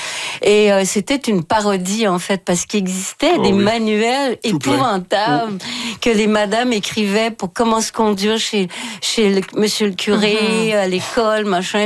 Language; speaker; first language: French; native; French